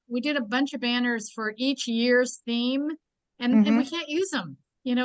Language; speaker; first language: English; native; English